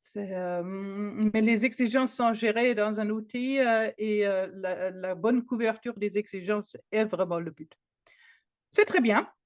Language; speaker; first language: French; non-native, fluent; German